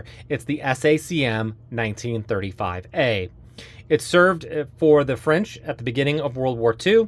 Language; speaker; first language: English; native; English